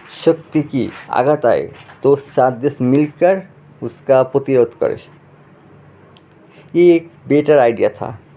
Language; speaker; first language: Hindi; non-native, fluent; Bangla